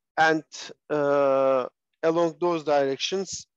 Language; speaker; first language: English; non-native, fluent; Turkish